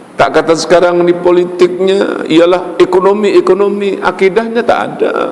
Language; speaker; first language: Malay; native; Malay